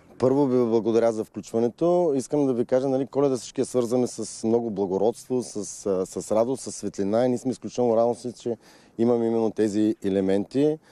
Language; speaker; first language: Bulgarian; native; Bulgarian